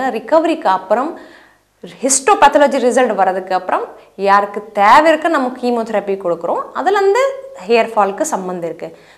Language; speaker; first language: Tamil; non-native, fluent; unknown